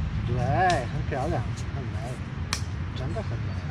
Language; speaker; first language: Chinese; non-native, learner; Polish